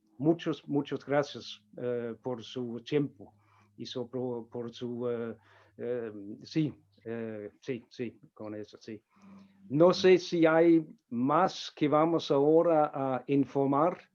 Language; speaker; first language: Spanish; non-native, fluent; Danish